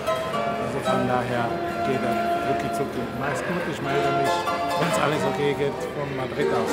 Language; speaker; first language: German; non-native, fluent; Polish